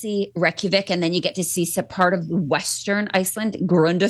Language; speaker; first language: English; native; English